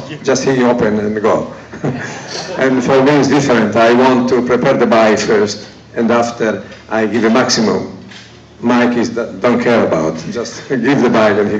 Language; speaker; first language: English; non-native, learner; Italian